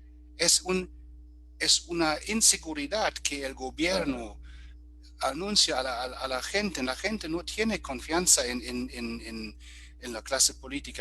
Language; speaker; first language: Spanish; non-native, fluent; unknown